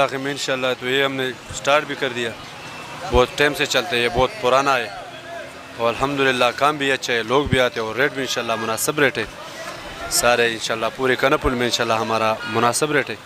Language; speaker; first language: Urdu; non-native, local second language; Pashto